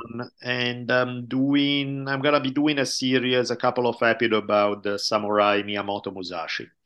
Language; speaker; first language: English; non-native, fluent; Italian